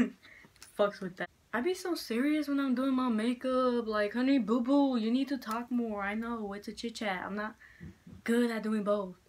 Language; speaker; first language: English; native; English